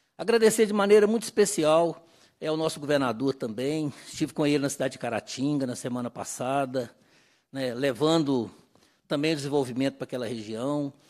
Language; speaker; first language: Portuguese; native; Portuguese